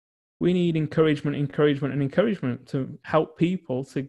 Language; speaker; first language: English; native; English